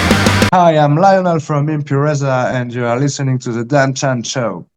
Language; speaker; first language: English; early bilingual, heritage; Spanish